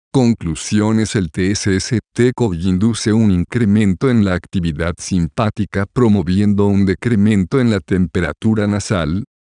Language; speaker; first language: Spanish; native; Spanish